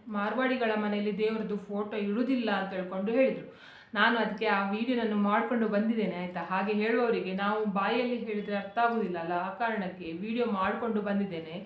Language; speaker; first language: Kannada; native; Kannada